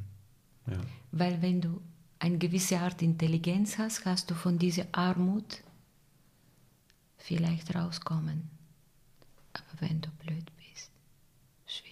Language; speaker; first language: German; non-native, fluent; Bulgarian